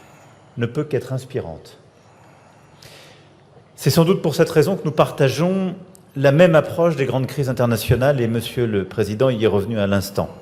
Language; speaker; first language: French; native; French